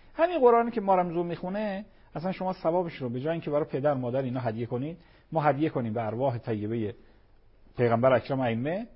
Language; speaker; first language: Persian; native; Persian